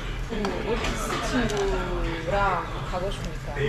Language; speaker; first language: Korean; non-native, learner; Greek